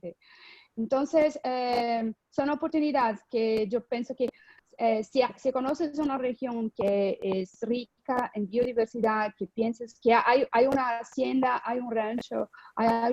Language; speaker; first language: Spanish; non-native, fluent; Portuguese